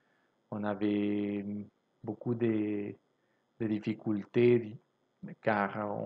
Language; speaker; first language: French; non-native, fluent; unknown